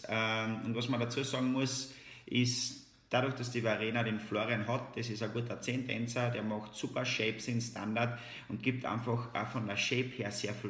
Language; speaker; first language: German; native; German